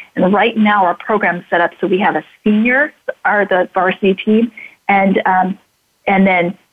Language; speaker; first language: English; native; English